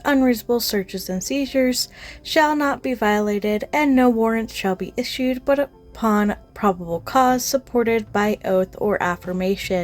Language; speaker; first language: English; native; English